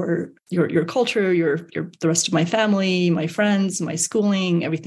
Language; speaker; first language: English; early bilingual, other home language; Hungarian